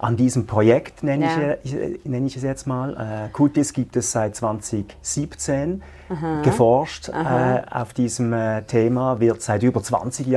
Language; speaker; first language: German; native; German